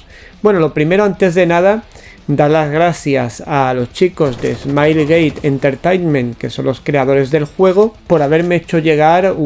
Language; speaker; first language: Spanish; native; Spanish